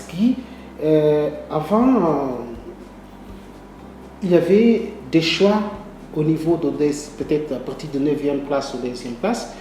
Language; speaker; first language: French; non-native, learner; Portuguese